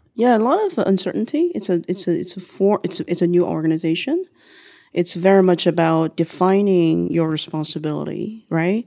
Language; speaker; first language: English; non-native, fluent; Chinese